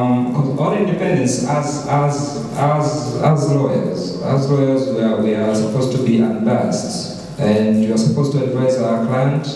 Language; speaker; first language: English; non-native, local second language; Swahili